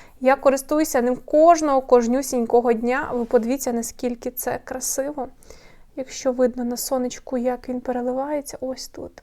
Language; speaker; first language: Ukrainian; non-native, local second language; Russian